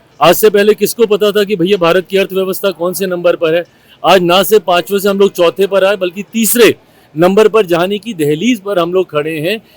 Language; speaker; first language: Hindi; native; Hindi